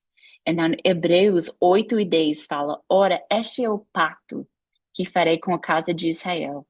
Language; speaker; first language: Portuguese; non-native, fluent; English